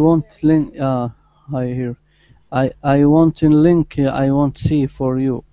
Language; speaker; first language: English; non-native, learner; Arabic